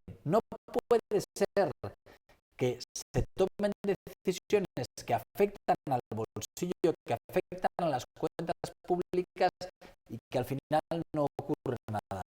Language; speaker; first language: Spanish; native; Spanish